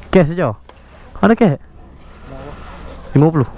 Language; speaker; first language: Malay; native; Malay